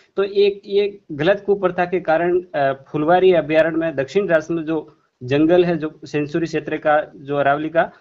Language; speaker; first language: Hindi; native; Hindi